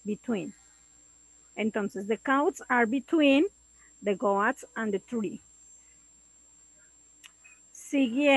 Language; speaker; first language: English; non-native, learner; Spanish